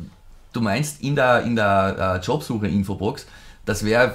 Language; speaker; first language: German; native; German